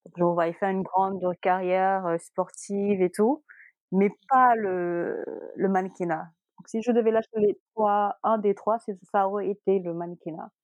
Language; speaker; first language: French; non-native, local second language; Wolof